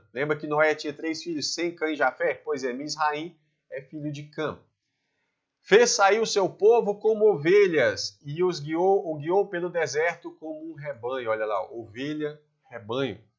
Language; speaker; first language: Portuguese; native; Portuguese